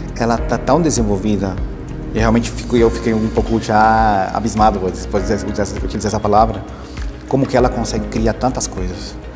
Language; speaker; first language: Portuguese; early bilingual, other home language; Spanish